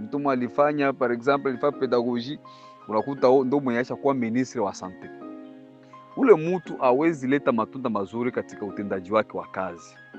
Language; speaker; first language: Swahili; non-native, local second language; Bembe